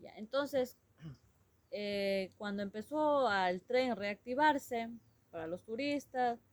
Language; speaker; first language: Spanish; non-native, local second language; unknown